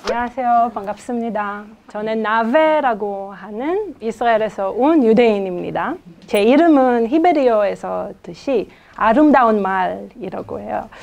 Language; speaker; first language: Korean; non-native, fluent; Hebrew